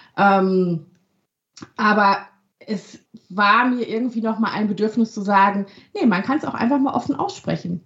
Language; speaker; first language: German; early bilingual, other home language; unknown